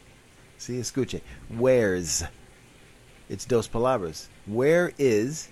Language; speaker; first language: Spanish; non-native, learner; English